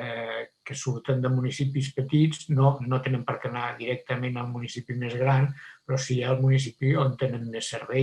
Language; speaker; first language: Catalan; native; Catalan